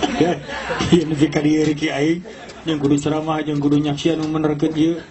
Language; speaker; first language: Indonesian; non-native, local second language; Sundanese